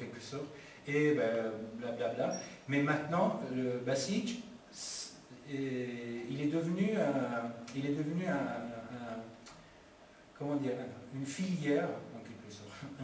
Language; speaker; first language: French; non-native, fluent; Persian